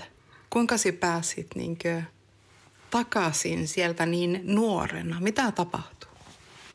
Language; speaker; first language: Finnish; early bilingual, heritage; Finnish